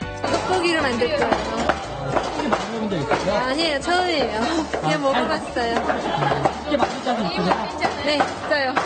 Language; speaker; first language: Korean; non-native, learner; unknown